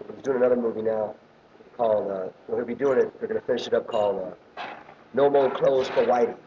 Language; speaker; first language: English; native; English